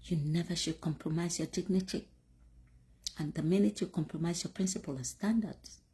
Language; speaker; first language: English; non-native, local second language; Yoruba